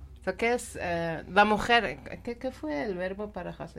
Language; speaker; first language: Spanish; non-native, learner; Persian